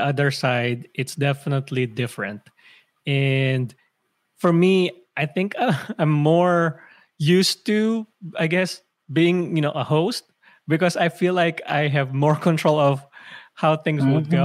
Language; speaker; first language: English; non-native, local second language; Filipino